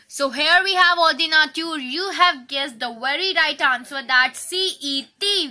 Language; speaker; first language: English; non-native, local second language; Hindi